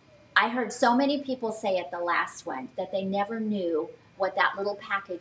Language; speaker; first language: English; native; English